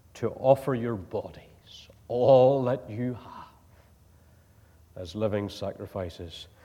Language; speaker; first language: English; native; English